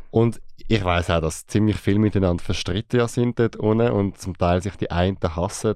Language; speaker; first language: German; native; German